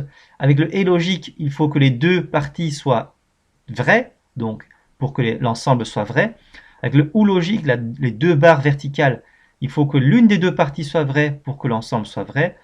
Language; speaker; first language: French; native; French